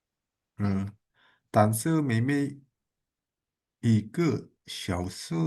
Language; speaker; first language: Chinese; non-native, learner; Indonesian